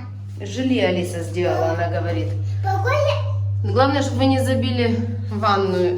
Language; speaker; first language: Russian; native; Russian